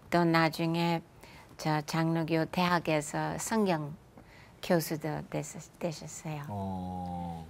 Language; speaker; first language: Korean; non-native, fluent; English